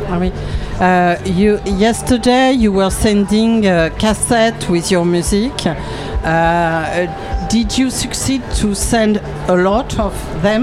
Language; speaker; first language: English; non-native, learner; French